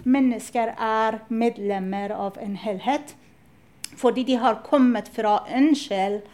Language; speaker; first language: Norwegian; non-native, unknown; Persian